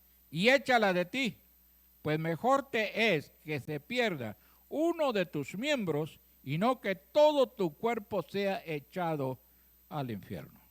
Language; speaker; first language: Spanish; native; Spanish